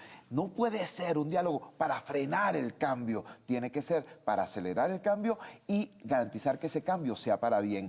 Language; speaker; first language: Spanish; native; Spanish